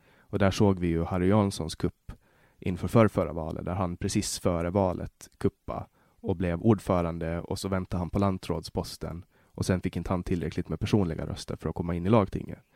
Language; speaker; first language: Swedish; native; Swedish